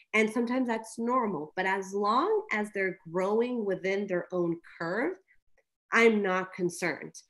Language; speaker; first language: English; early bilingual, other home language; Spanish